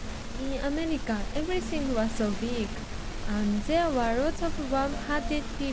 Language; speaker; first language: English; non-native, learner; Japanese